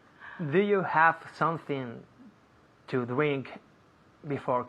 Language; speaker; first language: English; non-native, learner; Spanish